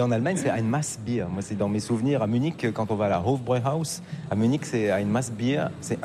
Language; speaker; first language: French; native; French